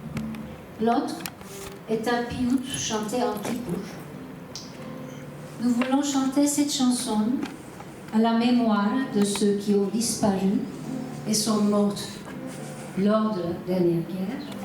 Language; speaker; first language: French; non-native, learner; Turkish